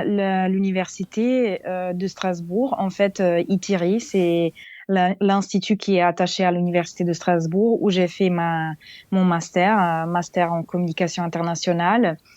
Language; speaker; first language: French; non-native, fluent; Serbian